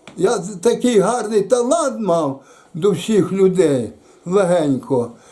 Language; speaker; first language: Ukrainian; native; Ukrainian